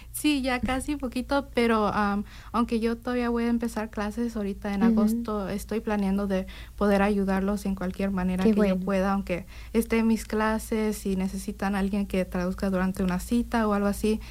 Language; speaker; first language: Spanish; early bilingual, heritage; Spanish